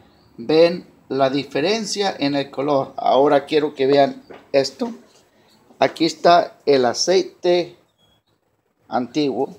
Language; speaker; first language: Spanish; early bilingual, heritage; Spanish